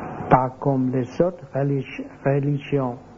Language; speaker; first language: French; non-native, learner; Vietnamese